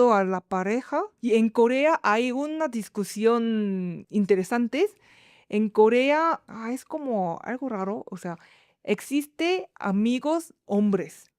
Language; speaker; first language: Spanish; non-native, fluent; Korean